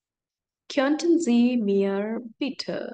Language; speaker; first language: German; non-native, fluent; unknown